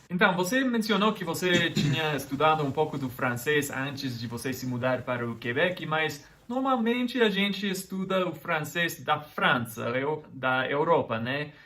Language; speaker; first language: Portuguese; non-native, fluent; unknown